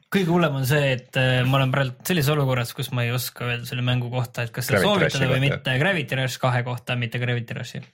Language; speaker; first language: Estonian; native; Estonian